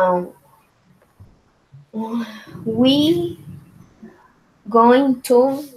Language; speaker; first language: English; non-native, learner; Spanish